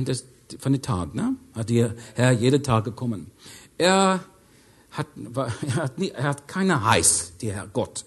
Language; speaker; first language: German; non-native, learner; English